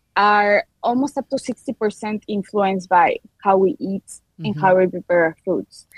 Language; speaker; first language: English; non-native, fluent; Spanish